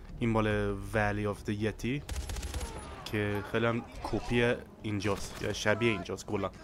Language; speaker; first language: Persian; early bilingual, heritage; Persian